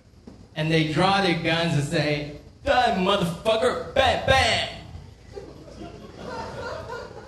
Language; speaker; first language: English; non-native, fluent; Korean